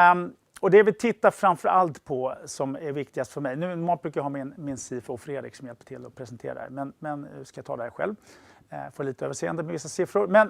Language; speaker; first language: Swedish; native; Swedish